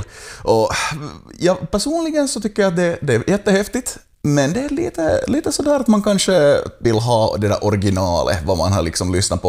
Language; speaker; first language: Swedish; native; Swedish